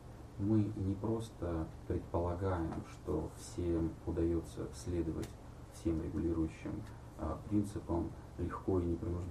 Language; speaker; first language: Russian; native; Russian